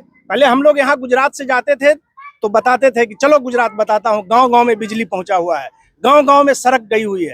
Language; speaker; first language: Hindi; native; Hindi